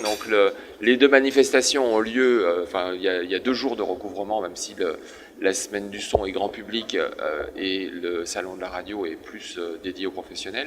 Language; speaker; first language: French; native; French